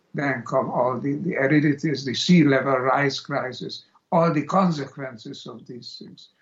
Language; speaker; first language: English; non-native, fluent; Hungarian